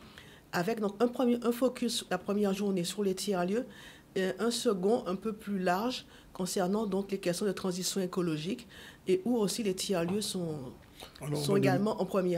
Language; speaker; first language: French; native; French